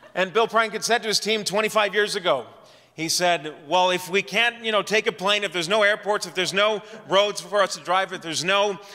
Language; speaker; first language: English; native; English